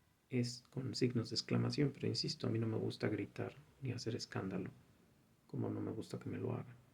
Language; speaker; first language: Spanish; native; Spanish